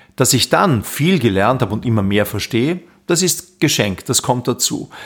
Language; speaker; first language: German; native; German